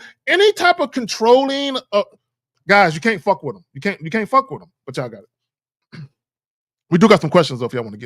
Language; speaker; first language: English; native; English